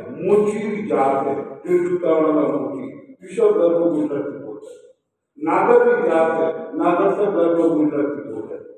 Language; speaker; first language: Hindi; non-native, local second language; Rajasthani